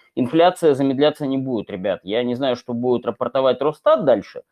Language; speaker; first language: Russian; native; Russian